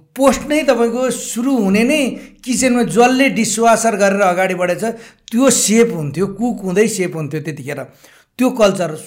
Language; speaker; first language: Nepali; native; Nepali